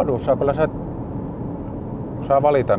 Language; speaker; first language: Finnish; native; Finnish